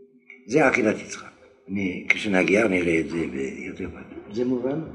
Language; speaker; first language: Hebrew; non-native, fluent; French